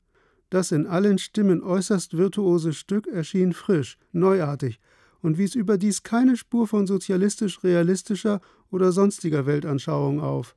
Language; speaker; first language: German; native; German